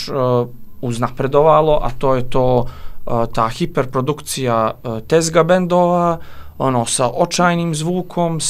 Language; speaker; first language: Serbian; native; Serbian